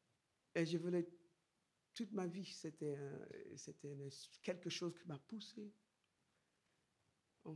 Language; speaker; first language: French; non-native, fluent; English